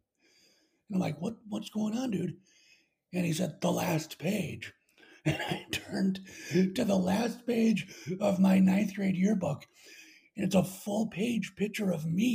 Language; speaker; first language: English; native; English